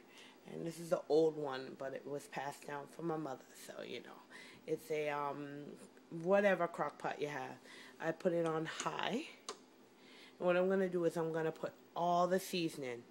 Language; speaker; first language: English; native; English